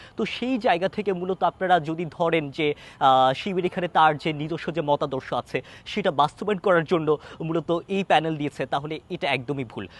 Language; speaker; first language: Bangla; non-native, local second language; Chakma